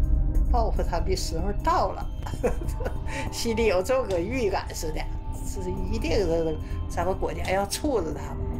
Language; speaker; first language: Chinese; native; Chinese